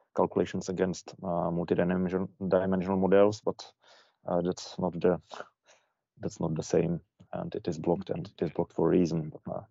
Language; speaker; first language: English; non-native, fluent; Czech